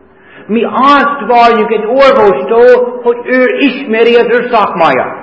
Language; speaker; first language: Hungarian; non-native, fluent; English